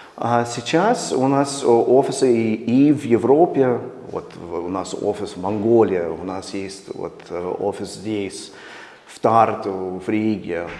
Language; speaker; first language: Russian; non-native, fluent; English